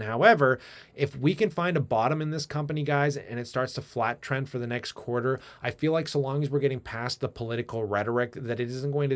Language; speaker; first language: English; native; English